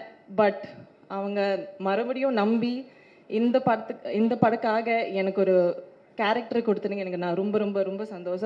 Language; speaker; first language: Tamil; non-native, learner; Malayalam